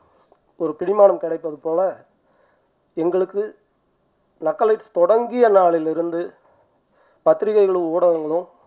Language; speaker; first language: Tamil; native; Tamil